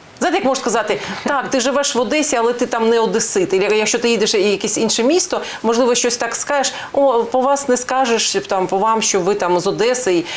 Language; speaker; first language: Ukrainian; non-native, local second language; Russian